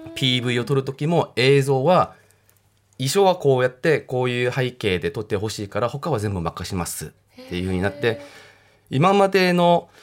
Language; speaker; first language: Japanese; non-native, fluent; Korean